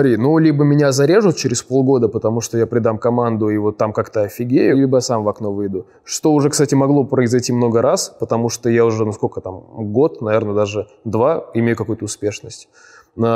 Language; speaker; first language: Russian; native; Russian